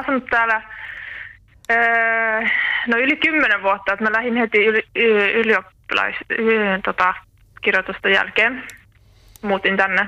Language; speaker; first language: Finnish; native; Finnish